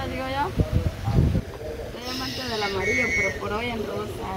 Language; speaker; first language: Spanish; native; Spanish